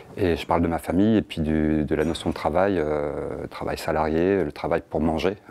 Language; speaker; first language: French; native; French